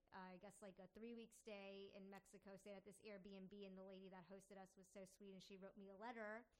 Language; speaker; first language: English; native; English